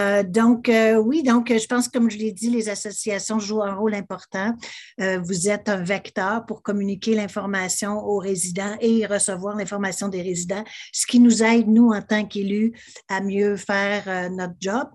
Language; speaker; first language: French; native; French